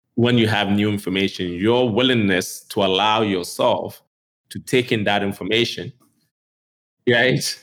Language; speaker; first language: English; non-native, local second language; Akan